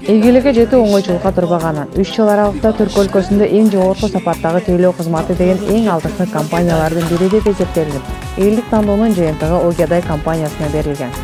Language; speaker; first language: Kyrgyz; native; Kyrgyz